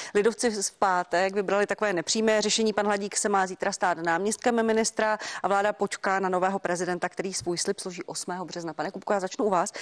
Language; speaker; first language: Czech; native; Czech